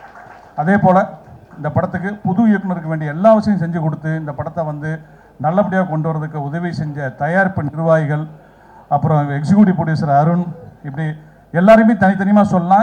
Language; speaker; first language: Tamil; native; Tamil